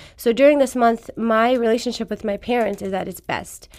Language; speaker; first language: English; non-native, fluent; Persian